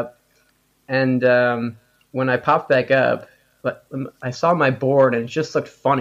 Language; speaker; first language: English; native; English